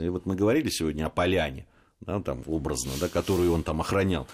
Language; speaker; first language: Russian; native; Russian